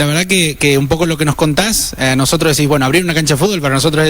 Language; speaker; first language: Spanish; native; Spanish